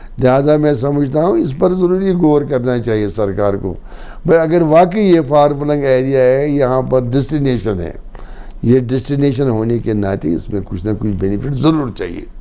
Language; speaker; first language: Urdu; non-native, local second language; Kashmiri